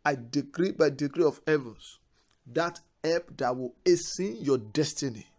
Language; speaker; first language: English; non-native, local second language; Yoruba